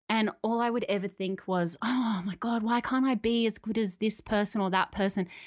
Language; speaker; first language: English; native; English